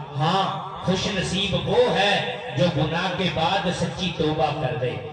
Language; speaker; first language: Urdu; non-native, local second language; Punjabi